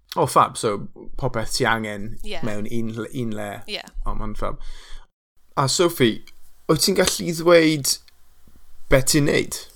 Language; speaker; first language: Welsh; non-native, local second language; English